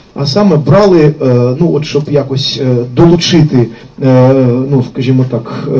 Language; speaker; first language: Ukrainian; non-native, local second language; Russian